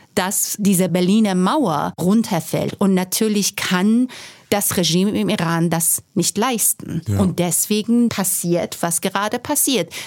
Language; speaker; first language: German; non-native, fluent; Persian